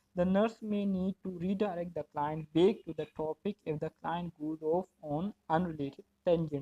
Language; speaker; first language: English; non-native, local second language; Urdu